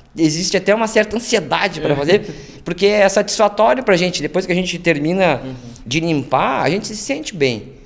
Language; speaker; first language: Portuguese; native; Portuguese